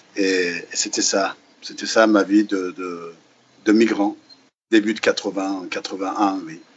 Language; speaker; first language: French; non-native, fluent; Persian